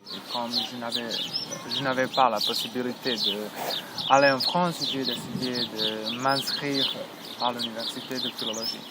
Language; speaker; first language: French; non-native, learner; Serbian